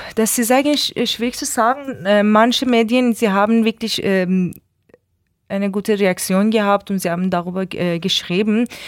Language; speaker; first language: German; non-native, learner; Persian